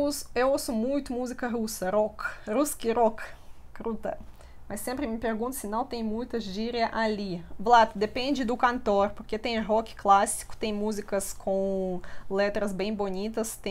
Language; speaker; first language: Portuguese; non-native, fluent; Russian